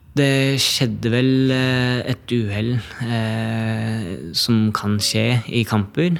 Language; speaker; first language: Norwegian; native; Norwegian